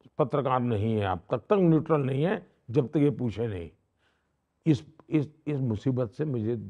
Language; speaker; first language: Hindi; non-native, local second language; Gujarati